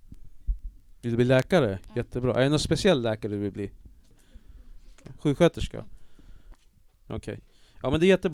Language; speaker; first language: Swedish; native; Swedish